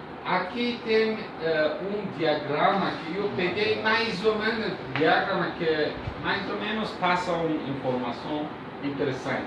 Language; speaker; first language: Portuguese; non-native, learner; Persian